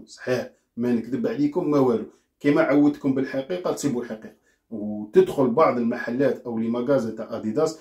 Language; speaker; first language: Arabic; native; Arabic